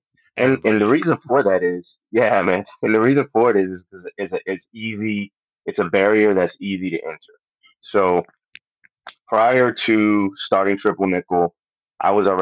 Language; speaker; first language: English; non-native, fluent; Spanish